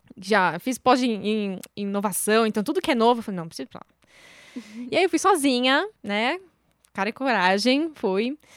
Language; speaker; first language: Portuguese; native; Portuguese